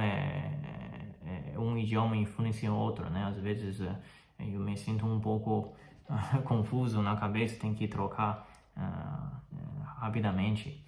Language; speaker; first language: Portuguese; non-native, fluent; Chinese